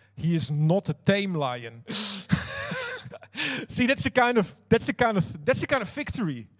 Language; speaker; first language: English; non-native, fluent; Dutch